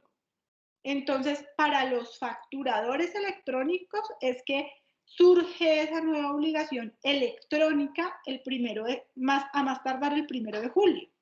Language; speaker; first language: Spanish; native; Spanish